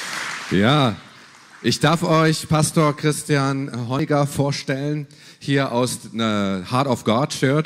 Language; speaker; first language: German; native; German